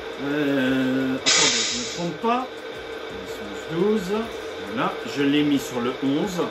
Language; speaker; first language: French; native; French